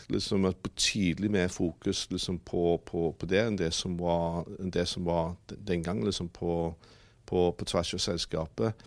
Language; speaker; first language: Norwegian; non-native, fluent; English